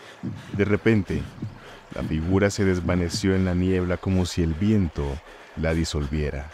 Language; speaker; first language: Spanish; native; Spanish